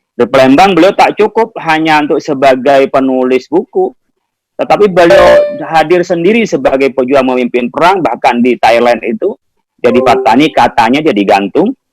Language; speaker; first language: Indonesian; non-native, local second language; Madurese